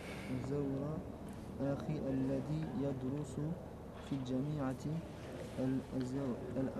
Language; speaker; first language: Arabic; non-native, learner; French